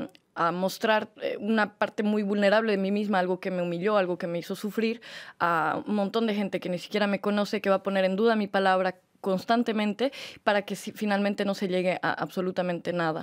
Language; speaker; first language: Spanish; native; Spanish